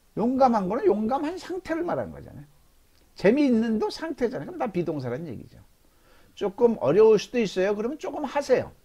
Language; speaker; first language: Korean; native; Korean